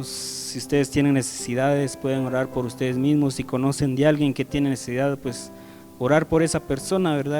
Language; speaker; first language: Spanish; native; Spanish